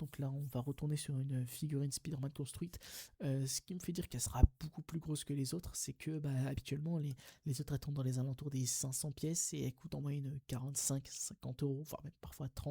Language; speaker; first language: French; native; French